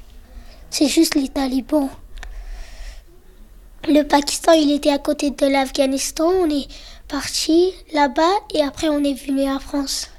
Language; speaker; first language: French; non-native, learner; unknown